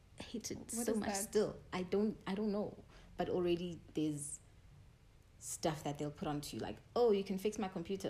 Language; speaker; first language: English; non-native, local second language; Tswana